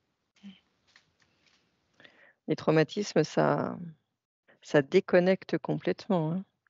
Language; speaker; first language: French; native; French